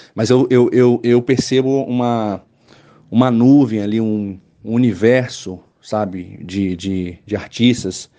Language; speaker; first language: Portuguese; native; Portuguese